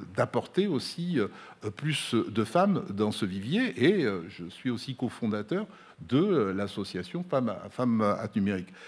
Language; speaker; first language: French; non-native, local second language; Arabic